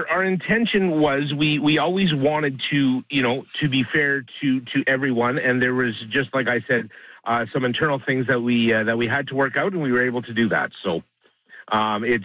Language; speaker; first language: English; native; English